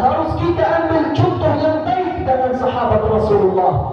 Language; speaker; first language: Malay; non-native, fluent; Arabic